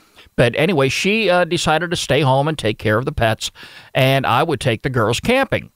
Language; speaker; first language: English; native; English